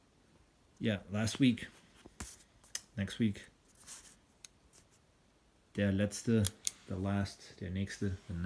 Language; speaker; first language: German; non-native, fluent; English